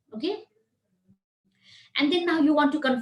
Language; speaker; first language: English; non-native, local second language; Nepali